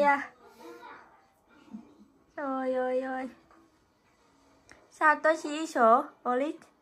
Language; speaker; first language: Finnish; non-native, learner; Vietnamese